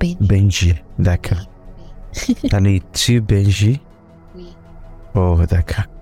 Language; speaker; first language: French; non-native, learner; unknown